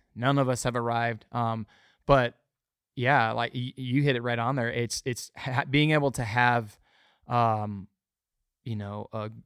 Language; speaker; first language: English; native; English